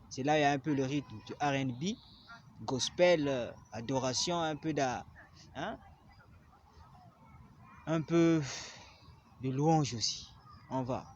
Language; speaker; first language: French; non-native, local second language; Lingala